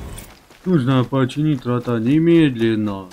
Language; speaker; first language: Russian; native; Russian